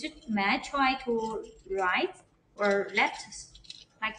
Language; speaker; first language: English; non-native, learner; Chinese